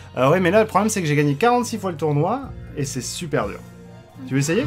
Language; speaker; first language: French; native; French